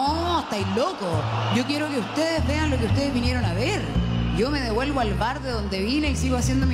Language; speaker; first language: Spanish; native; Spanish